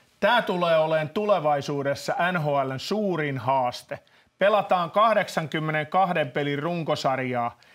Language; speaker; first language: Finnish; native; Finnish